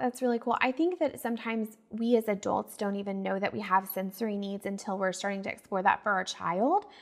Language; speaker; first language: English; native; English